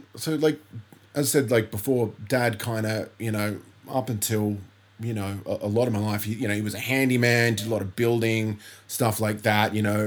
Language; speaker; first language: English; native; English